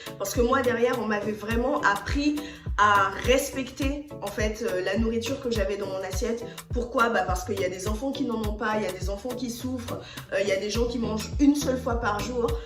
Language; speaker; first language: French; early bilingual, other home language; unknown